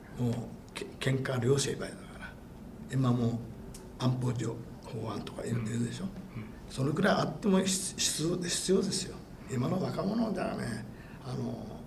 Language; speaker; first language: Japanese; non-native, fluent; English